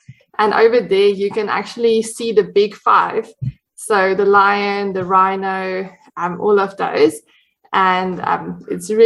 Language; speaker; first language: English; non-native, local second language; Afrikaans